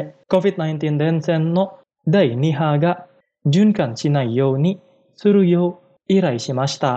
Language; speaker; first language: Japanese; non-native, fluent; Indonesian